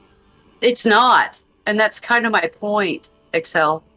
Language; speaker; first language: English; native; English